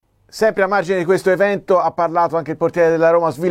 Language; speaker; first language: Italian; native; Italian